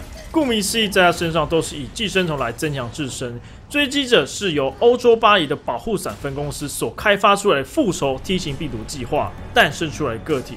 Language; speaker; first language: Chinese; native; Chinese